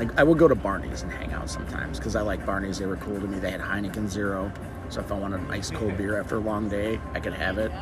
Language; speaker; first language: English; native; English